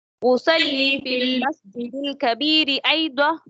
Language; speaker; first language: Arabic; non-native, learner; Tamil